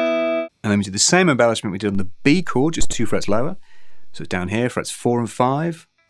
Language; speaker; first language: English; native; English